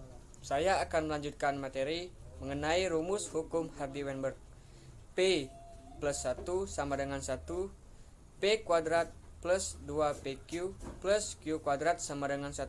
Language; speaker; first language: Indonesian; native; Indonesian